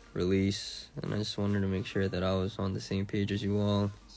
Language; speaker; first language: English; early bilingual, other home language; Korean